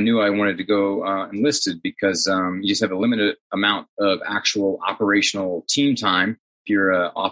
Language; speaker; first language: English; native; English